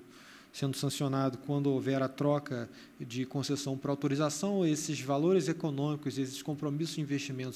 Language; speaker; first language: Portuguese; native; Portuguese